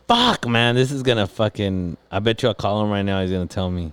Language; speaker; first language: English; early bilingual, other home language; Spanish